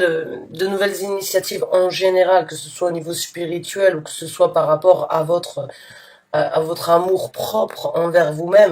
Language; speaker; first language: French; native; French